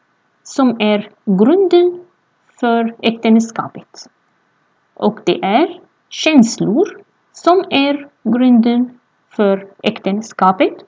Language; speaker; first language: Swedish; non-native, fluent; Arabic